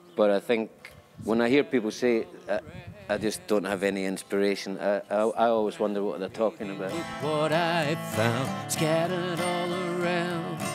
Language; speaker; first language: English; native; English